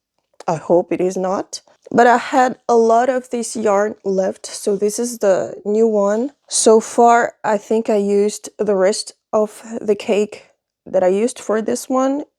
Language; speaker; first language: English; non-native, fluent; French